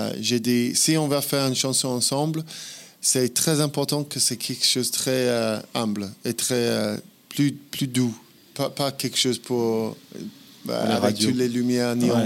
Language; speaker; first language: French; non-native, fluent; English